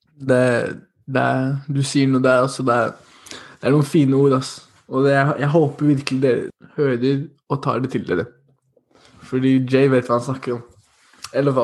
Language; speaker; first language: Norwegian; early bilingual, other home language; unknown